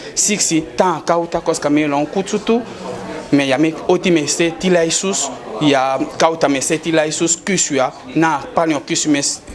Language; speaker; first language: Finnish; non-native, fluent; Lingala